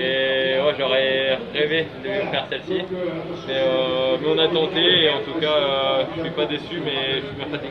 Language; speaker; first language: French; native; French